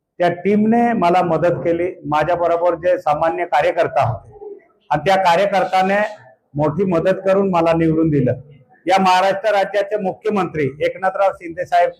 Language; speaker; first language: Marathi; non-native, local second language; Bhili